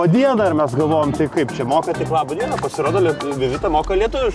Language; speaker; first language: Lithuanian; native; Lithuanian